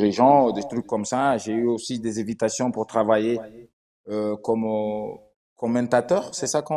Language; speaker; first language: French; non-native, fluent; Portuguese